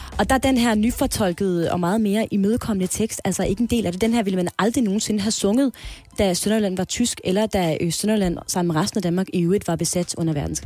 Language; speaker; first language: Danish; native; Danish